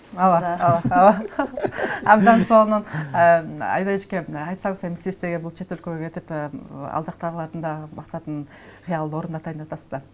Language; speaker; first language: Kyrgyz; native; Kyrgyz